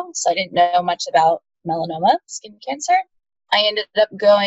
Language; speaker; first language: English; native; English